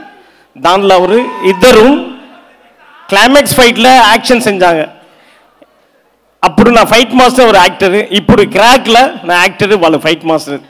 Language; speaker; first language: Telugu; non-native, learner; Tamil